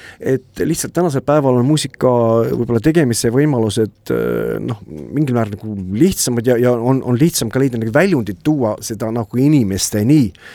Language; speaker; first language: Estonian; native; Estonian